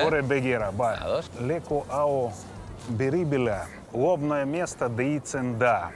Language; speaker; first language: Basque; non-native, learner; Russian